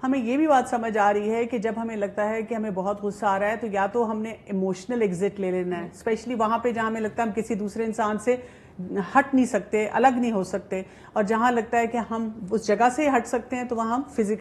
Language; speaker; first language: Hindi; native; Hindi